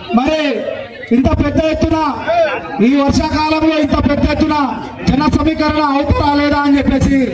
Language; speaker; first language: Telugu; non-native, local second language; Lambadi